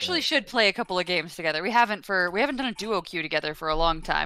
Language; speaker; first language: English; native; English